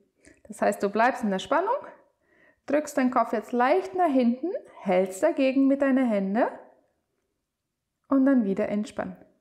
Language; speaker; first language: German; native; German